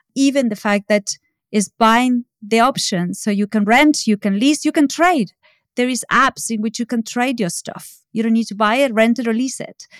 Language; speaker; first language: English; non-native, fluent; Spanish